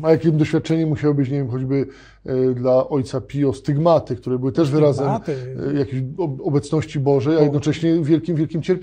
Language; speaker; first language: Polish; native; Polish